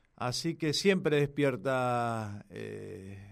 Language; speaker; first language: Spanish; native; Spanish